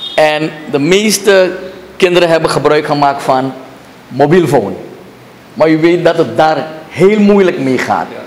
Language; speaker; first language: Dutch; native; Dutch